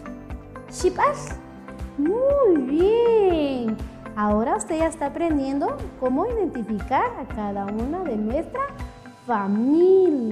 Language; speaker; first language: Spanish; non-native, local second language; Kʼicheʼ